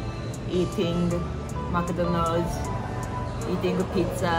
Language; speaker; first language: English; non-native, learner; Japanese